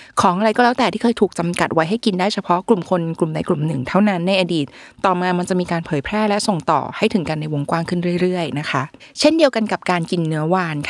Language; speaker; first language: Thai; native; Thai